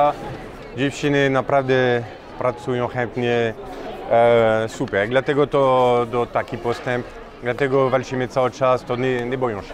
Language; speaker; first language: Polish; non-native, fluent; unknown